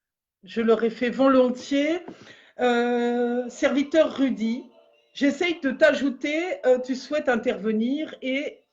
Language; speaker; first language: French; native; French